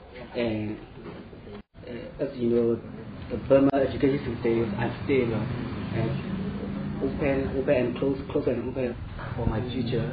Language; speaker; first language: English; non-native, learner; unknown